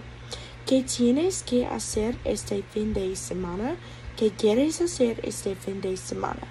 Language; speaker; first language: Spanish; non-native, learner; English